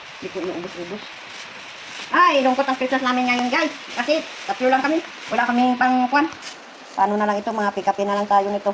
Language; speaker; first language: Filipino; non-native, local second language; Hiligaynon